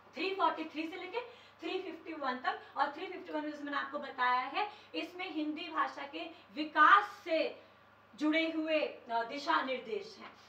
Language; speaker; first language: Hindi; native; Hindi